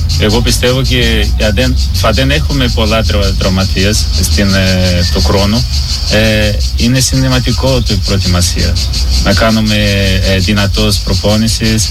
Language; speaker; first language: Greek; non-native, learner; Portuguese